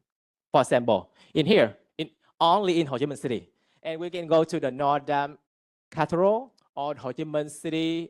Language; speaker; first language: English; non-native, fluent; Vietnamese